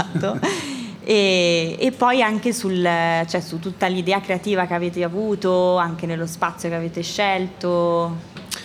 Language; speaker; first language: Italian; native; Italian